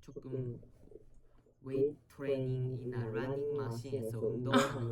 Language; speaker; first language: Korean; non-native, learner; Japanese